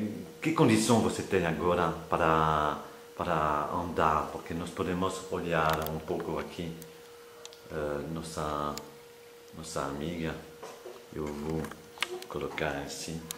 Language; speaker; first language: Portuguese; non-native, fluent; French